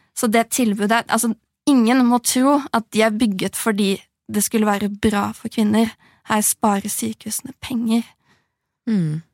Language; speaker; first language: Norwegian; native; Norwegian